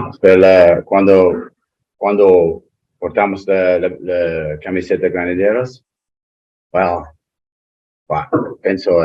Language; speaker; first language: Spanish; non-native, learner; English